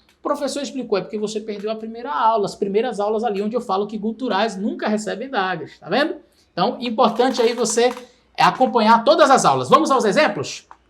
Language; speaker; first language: Portuguese; native; Portuguese